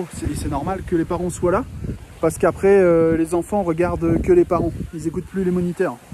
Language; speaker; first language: French; native; French